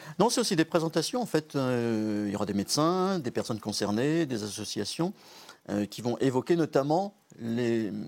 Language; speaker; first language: French; native; French